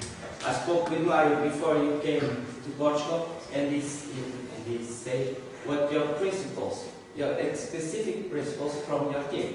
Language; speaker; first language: English; non-native, learner; Portuguese